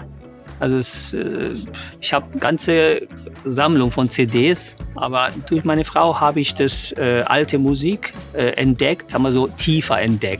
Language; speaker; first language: German; non-native, fluent; English